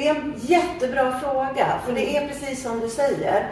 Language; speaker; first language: Swedish; native; Swedish